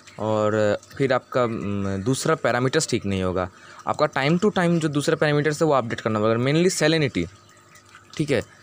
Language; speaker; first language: Hindi; non-native, local second language; Bangla